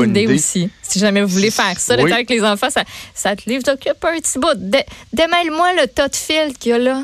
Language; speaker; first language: French; native; French